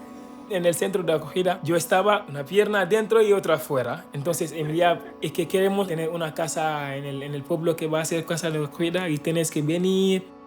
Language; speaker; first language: Spanish; non-native, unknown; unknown